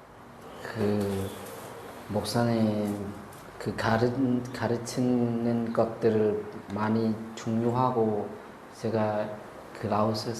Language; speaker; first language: Korean; non-native, learner; Lao